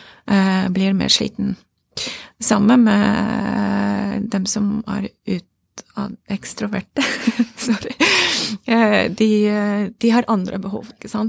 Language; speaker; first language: Norwegian; non-native, fluent; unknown